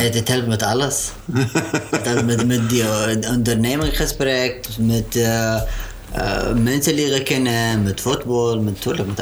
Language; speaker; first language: Dutch; non-native, learner; Arabic